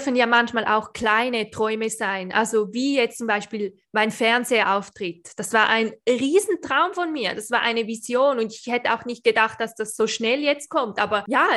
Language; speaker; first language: German; native; German